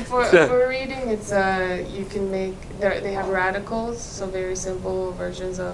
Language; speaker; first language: English; non-native, fluent; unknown